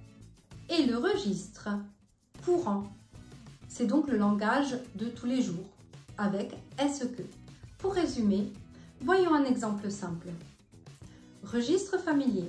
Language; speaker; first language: French; non-native, fluent; Italian